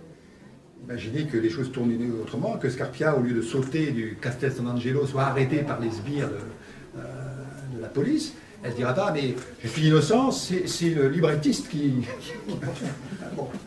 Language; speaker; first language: French; native; French